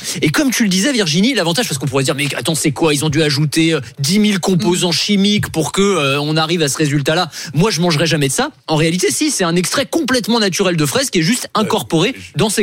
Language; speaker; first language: French; native; French